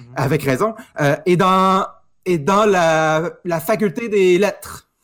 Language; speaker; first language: French; native; French